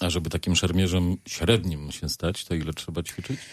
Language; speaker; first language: Polish; native; Polish